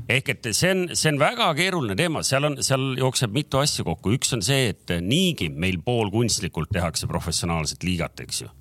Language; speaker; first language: Estonian; native; Estonian